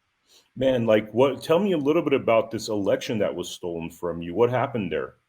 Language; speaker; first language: English; native; English